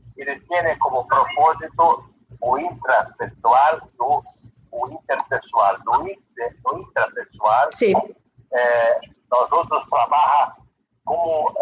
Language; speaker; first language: Spanish; non-native, learner; Portuguese